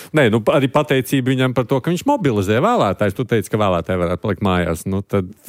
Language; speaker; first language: Latvian; native; Latvian